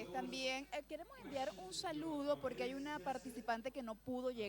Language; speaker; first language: Spanish; native; Spanish